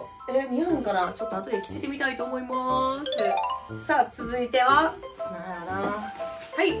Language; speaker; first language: Japanese; native; Japanese